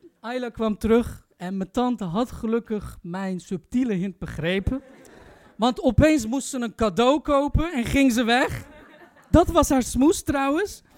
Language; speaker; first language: Dutch; early bilingual, other home language; Turkish